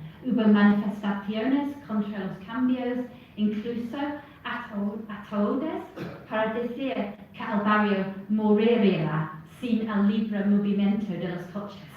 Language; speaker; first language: Spanish; non-native, fluent; English